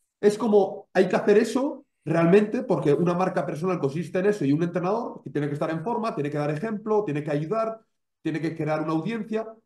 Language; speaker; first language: Spanish; native; Spanish